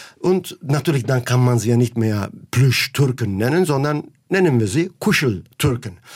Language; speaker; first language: German; non-native, fluent; Turkish